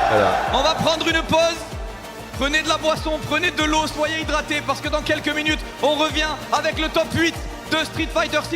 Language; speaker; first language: French; native; French